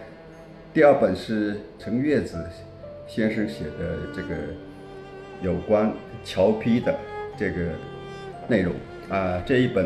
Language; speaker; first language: Chinese; non-native, local second language; Min Nan Chinese